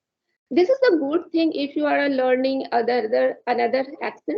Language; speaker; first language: English; non-native, learner; Hindi